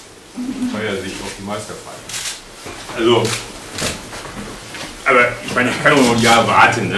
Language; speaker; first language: German; native; German